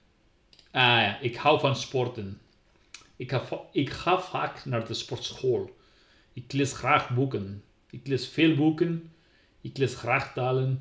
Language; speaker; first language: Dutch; non-native, learner; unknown